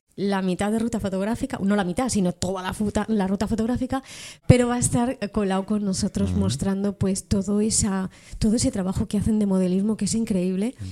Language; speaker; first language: Spanish; native; Spanish